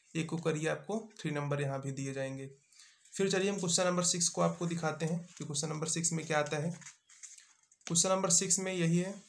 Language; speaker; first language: Hindi; native; Hindi